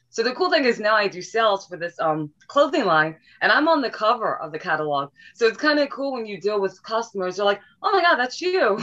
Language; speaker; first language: English; native; English